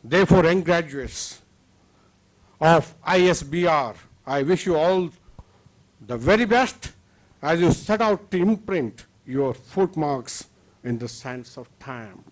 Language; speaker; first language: English; non-native, local second language; Kannada